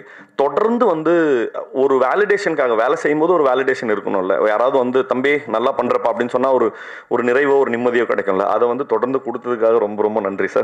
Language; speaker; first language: Tamil; native; Tamil